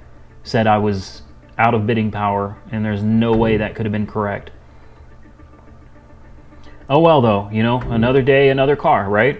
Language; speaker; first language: English; native; English